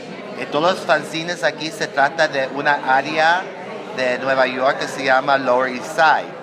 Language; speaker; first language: Spanish; non-native, learner; English